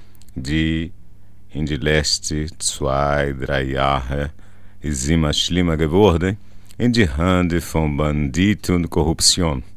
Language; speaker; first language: German; non-native, learner; Portuguese